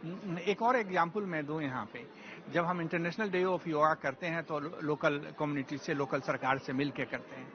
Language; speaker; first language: Hindi; native; Hindi